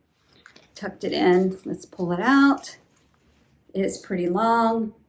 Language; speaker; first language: English; native; English